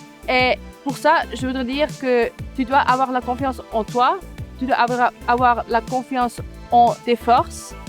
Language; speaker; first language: French; non-native, local second language; German